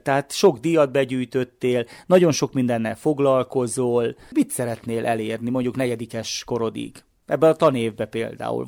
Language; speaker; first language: Hungarian; native; Hungarian